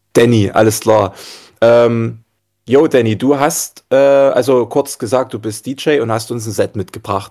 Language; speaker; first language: German; native; German